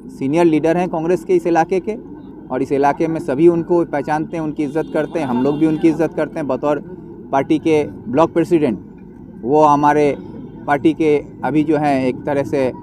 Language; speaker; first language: Hindi; non-native, local second language; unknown